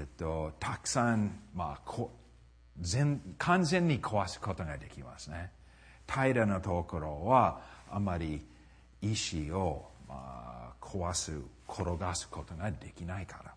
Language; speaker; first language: Japanese; non-native, fluent; English